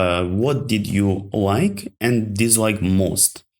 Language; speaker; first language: English; non-native, learner; Ukrainian